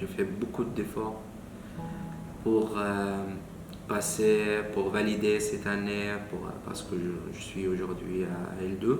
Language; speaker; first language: French; non-native, learner; Arabic